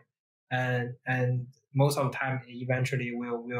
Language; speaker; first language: English; non-native, fluent; Chinese